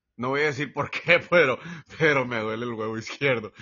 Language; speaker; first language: Spanish; early bilingual, heritage; Spanish